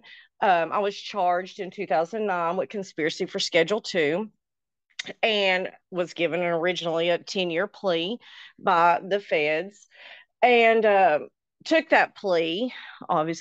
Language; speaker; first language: English; native; English